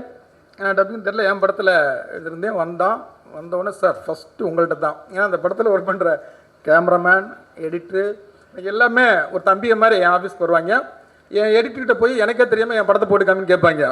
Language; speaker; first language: Tamil; native; Tamil